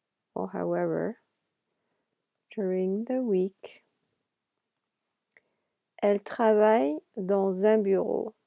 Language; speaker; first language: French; non-native, fluent; English